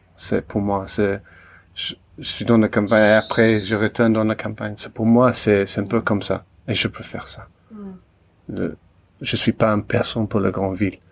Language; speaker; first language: French; non-native, learner; English